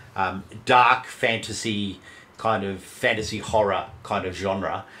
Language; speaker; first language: English; native; English